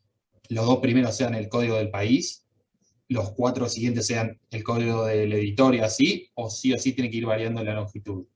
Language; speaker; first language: Spanish; native; Spanish